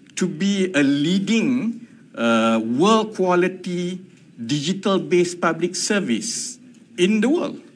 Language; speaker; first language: English; non-native, local second language; Malay